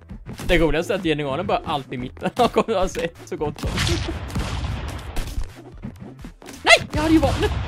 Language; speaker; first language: Swedish; native; Swedish